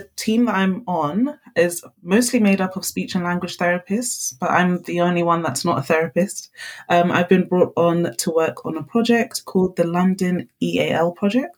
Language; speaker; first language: English; non-native, local second language; Akan